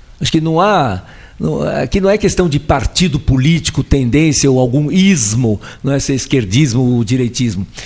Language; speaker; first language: Portuguese; early bilingual, other home language; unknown